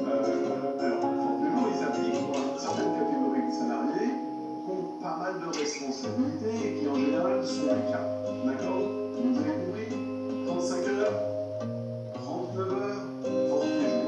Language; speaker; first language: French; native; French